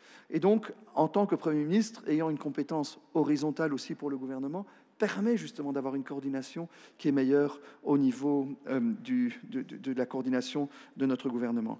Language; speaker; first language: French; non-native, local second language; Luxembourgish